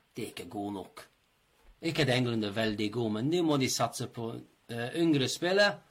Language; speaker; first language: Norwegian; non-native, fluent; English